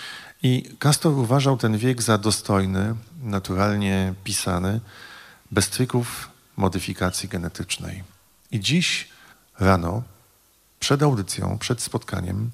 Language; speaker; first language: Polish; native; Polish